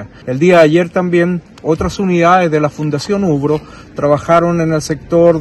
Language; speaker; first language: Spanish; native; Spanish